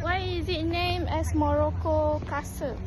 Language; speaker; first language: English; non-native, local second language; Malay